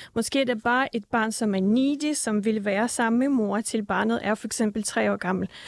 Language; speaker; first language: Danish; early bilingual, other home language; Russian